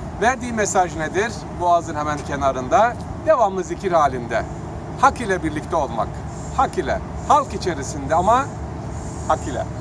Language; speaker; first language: Turkish; native; Turkish